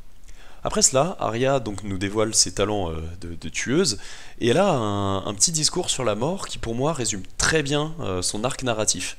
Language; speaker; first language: French; native; French